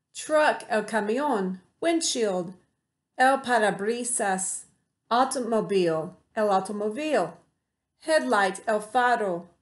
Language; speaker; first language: Spanish; non-native, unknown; English